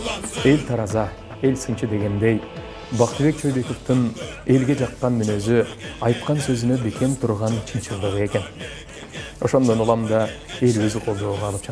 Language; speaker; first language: Kyrgyz; native; Kyrgyz